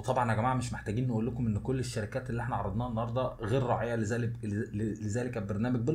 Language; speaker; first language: Arabic; native; Arabic